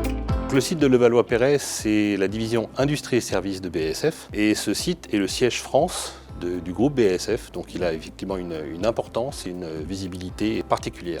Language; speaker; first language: French; native; French